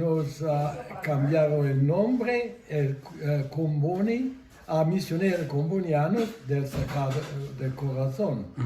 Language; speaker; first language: Spanish; non-native, fluent; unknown